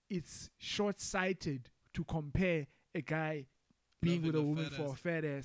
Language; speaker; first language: English; non-native, local second language; Xhosa